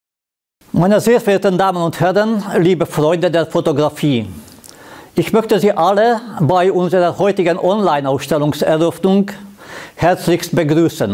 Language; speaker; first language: German; non-native, fluent; Hungarian